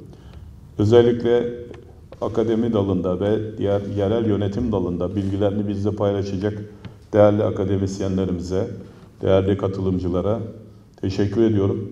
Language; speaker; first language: Turkish; native; Turkish